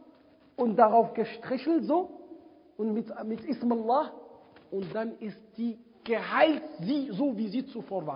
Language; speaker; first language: German; non-native, fluent; Arabic